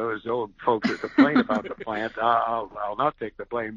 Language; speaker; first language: English; native; English